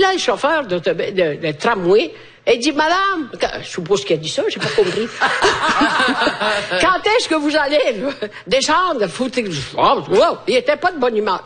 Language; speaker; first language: French; non-native, fluent; Italian